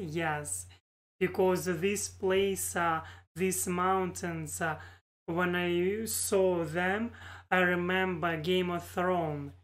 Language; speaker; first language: English; non-native, learner; Russian